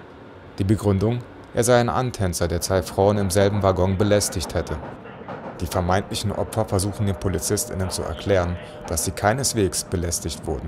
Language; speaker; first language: German; native; German